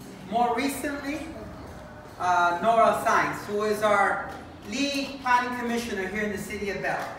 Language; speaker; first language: English; early bilingual, other home language; Spanish